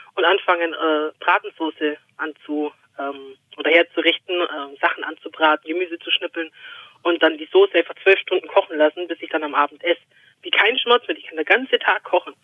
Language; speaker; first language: German; native; German